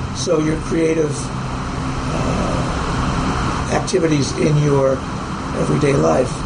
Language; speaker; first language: English; native; English